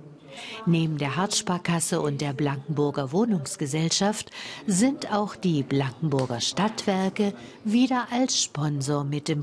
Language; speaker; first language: German; native; German